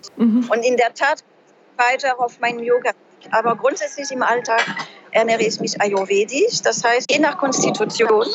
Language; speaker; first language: German; non-native, fluent; French